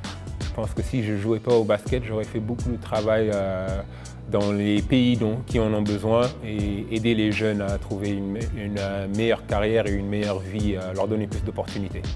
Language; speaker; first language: French; non-native, local second language; Wolof